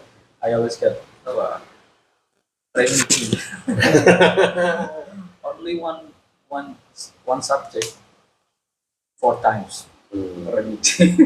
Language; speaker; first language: English; non-native, local second language; Indonesian